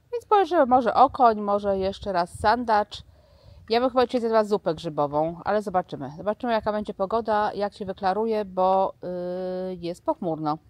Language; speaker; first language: Polish; native; Polish